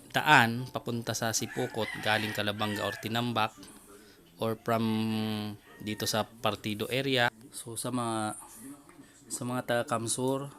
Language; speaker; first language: Filipino; non-native, local second language; Bikol